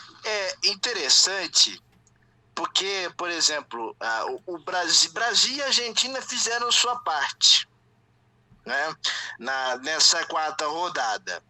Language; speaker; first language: Portuguese; native; Portuguese